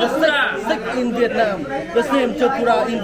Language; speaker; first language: English; non-native, learner; Vietnamese